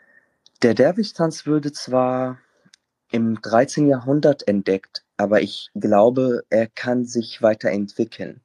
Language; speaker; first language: German; non-native, fluent; Arabic